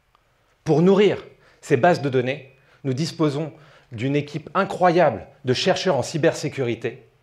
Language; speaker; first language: French; native; French